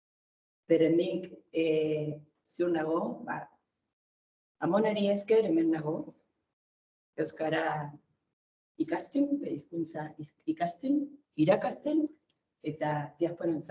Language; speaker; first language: Basque; non-native, fluent; Spanish